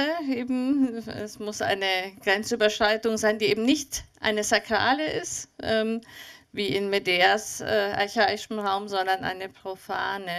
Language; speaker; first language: German; native; German